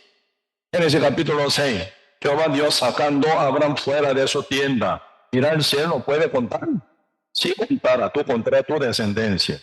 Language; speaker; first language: Spanish; non-native, learner; Korean